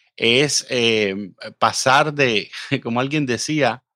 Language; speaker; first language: Spanish; native; Spanish